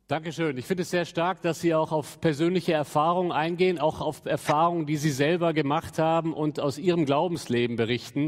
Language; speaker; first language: German; native; German